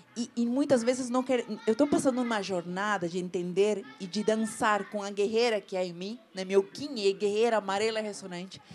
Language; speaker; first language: Portuguese; non-native, fluent; Spanish